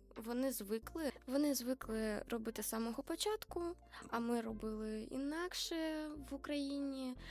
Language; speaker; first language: Ukrainian; non-native, local second language; Romanian